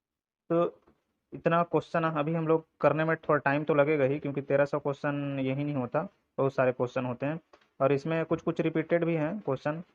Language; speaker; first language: Hindi; native; Hindi